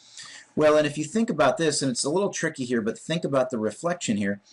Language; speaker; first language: English; native; English